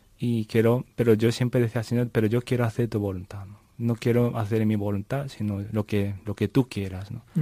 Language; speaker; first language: Spanish; non-native, fluent; Japanese